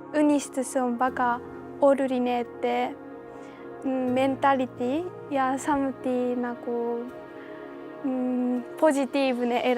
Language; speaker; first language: Estonian; non-native, learner; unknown